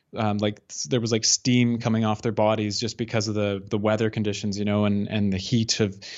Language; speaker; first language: English; native; English